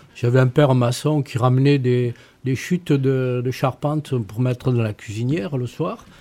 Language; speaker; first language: French; native; French